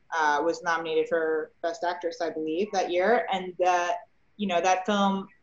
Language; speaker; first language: English; native; English